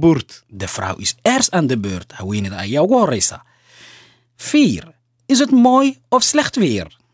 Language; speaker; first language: Dutch; non-native, learner; Somali